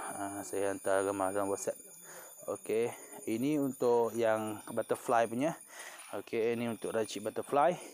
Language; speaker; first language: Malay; non-native, local second language; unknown